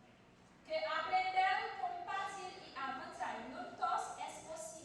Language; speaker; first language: Spanish; non-native, learner; French